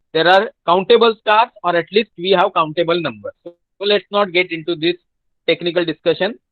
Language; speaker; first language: English; non-native, local second language; Marathi